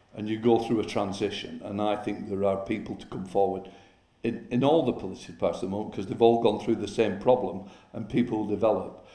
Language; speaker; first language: English; native; English